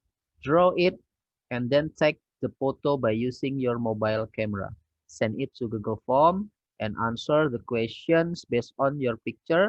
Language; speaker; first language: English; non-native, fluent; Indonesian